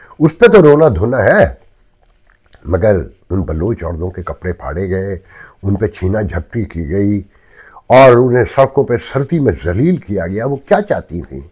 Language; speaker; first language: Urdu; native; Urdu